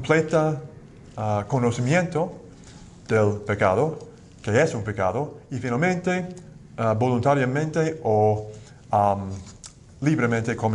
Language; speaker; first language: Spanish; non-native, fluent; English